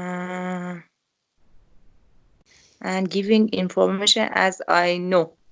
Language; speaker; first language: English; non-native, learner; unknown